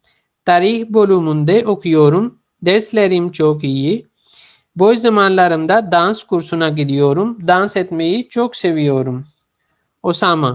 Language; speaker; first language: Turkish; non-native, fluent; Urdu